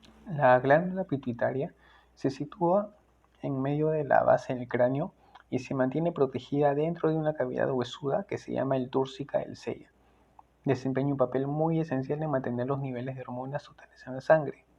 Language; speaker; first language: Spanish; native; Spanish